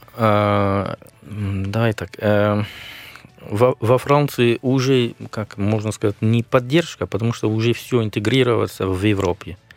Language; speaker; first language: Russian; non-native, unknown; French